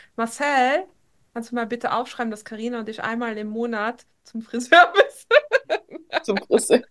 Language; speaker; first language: German; non-native, local second language; Luxembourgish